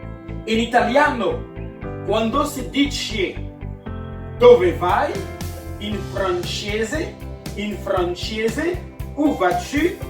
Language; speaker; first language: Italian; non-native, learner; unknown